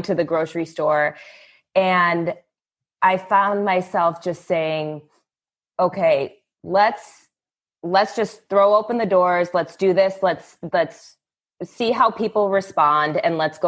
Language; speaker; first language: English; native; English